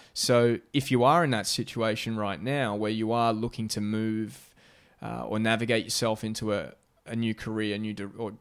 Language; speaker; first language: English; native; English